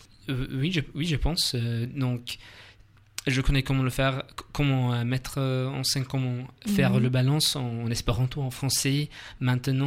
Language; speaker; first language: French; non-native, learner; English